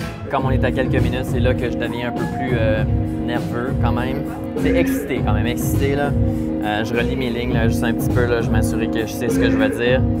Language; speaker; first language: French; native; French